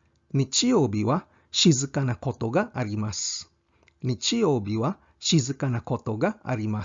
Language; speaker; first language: Japanese; non-native, fluent; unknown